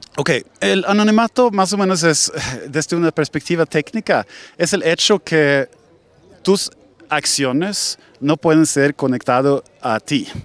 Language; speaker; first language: Spanish; non-native, fluent; Swedish